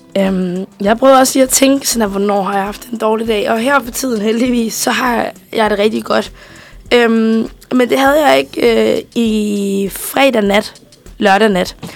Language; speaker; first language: Danish; early bilingual, other home language; Spanish